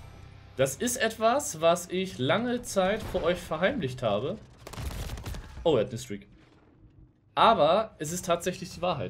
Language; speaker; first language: German; native; German